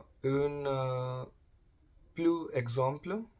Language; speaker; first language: French; non-native, learner; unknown